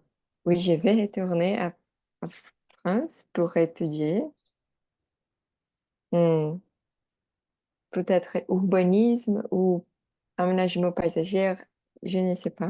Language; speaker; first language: French; non-native, learner; Portuguese